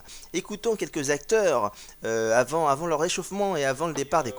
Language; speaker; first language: French; native; French